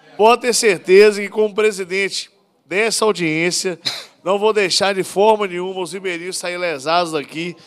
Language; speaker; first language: Portuguese; native; Portuguese